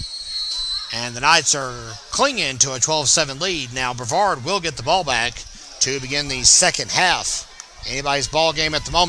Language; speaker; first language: English; native; English